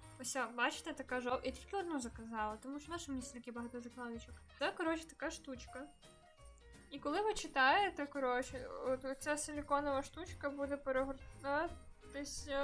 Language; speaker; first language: Ukrainian; native; Ukrainian